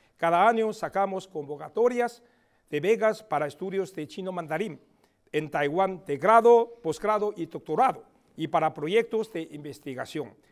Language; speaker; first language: Spanish; non-native, fluent; Chinese